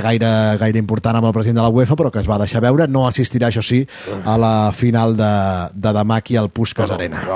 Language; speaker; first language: Catalan; native; Catalan